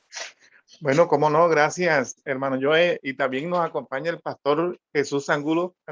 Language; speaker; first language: Spanish; native; Spanish